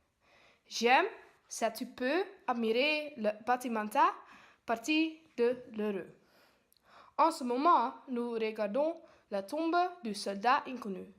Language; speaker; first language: French; non-native, learner; Dutch